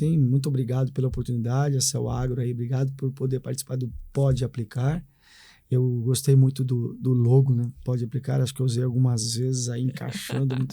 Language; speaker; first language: Portuguese; native; Portuguese